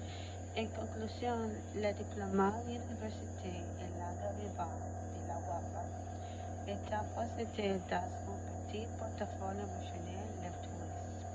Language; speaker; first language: French; non-native, learner; Spanish